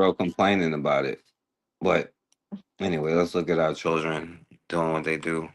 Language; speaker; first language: English; native; English